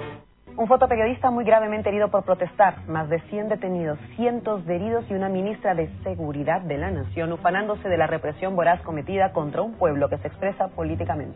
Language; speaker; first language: Spanish; native; Spanish